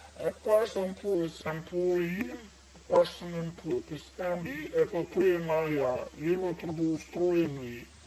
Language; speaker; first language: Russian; non-native, learner; English